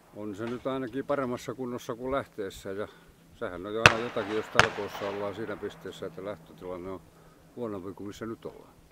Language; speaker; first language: Finnish; native; Finnish